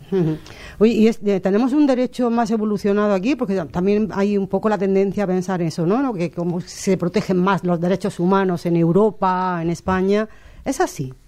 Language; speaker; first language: Spanish; native; Spanish